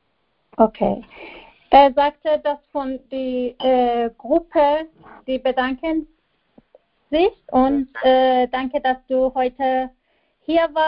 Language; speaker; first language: German; non-native, learner; Persian